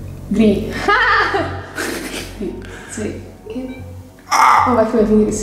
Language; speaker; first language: Dutch; native; Dutch